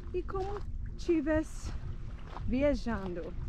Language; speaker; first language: Portuguese; non-native, fluent; English